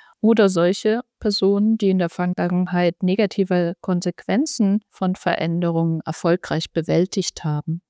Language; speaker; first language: German; native; German